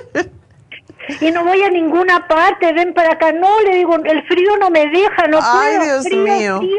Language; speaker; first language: Spanish; native; Spanish